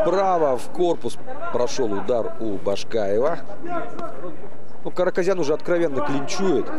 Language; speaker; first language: Russian; native; Russian